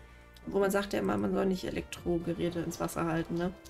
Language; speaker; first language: German; native; German